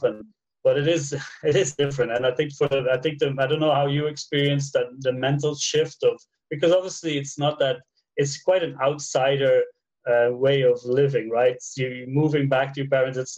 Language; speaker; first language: English; non-native, fluent; Dutch